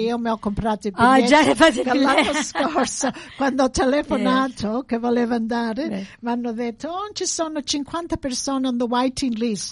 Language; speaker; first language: Italian; early bilingual, heritage; English